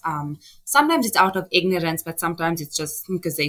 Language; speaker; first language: English; native; English